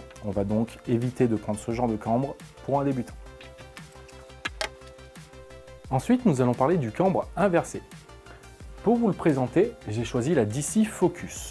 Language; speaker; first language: French; native; French